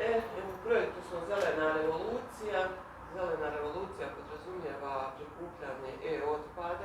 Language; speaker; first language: Bosnian; native; Bosnian